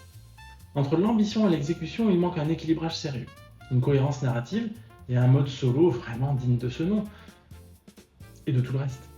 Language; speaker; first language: French; native; French